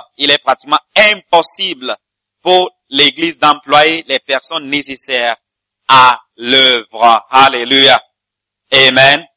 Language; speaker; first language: French; non-native, fluent; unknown